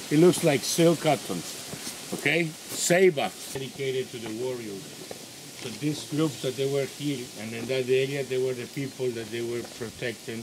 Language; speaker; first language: English; non-native, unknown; Spanish